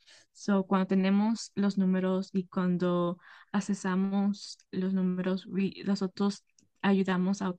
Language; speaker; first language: Spanish; early bilingual, heritage; Spanish